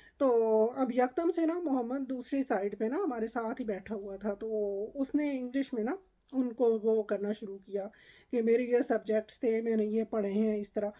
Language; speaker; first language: Urdu; native; Urdu